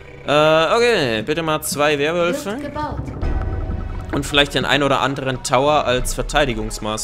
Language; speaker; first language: German; native; German